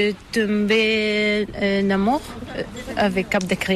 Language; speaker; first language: French; non-native, learner; Bulgarian